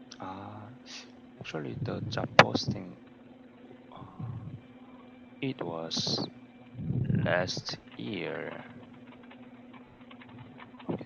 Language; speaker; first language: English; non-native, learner; Korean